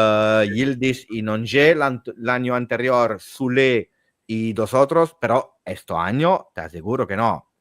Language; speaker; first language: Spanish; non-native, fluent; Italian